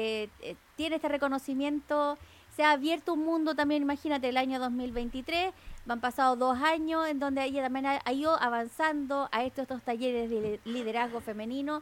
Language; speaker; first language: Spanish; native; Spanish